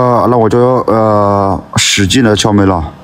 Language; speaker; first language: Chinese; non-native, local second language; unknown